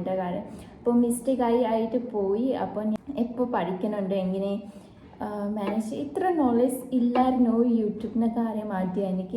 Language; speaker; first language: Malayalam; non-native, learner; Bodo